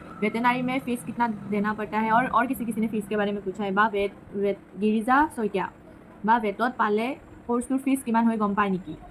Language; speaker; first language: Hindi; non-native, local second language; Assamese